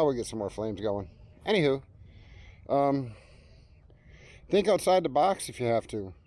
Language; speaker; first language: English; native; English